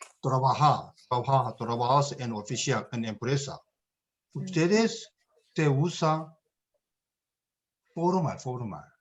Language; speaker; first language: Spanish; non-native, learner; Korean